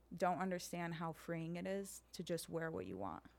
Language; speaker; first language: English; early bilingual, heritage; Serbian